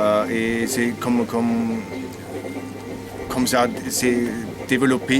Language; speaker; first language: French; non-native, learner; German